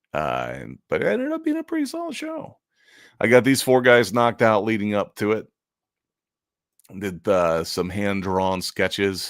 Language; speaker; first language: English; native; English